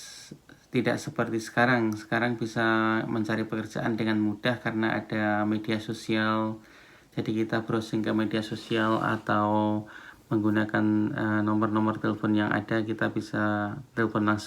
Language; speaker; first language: Indonesian; non-native, local second language; Javanese